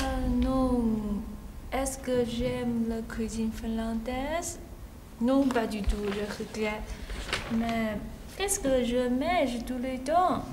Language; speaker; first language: French; non-native, learner; Chinese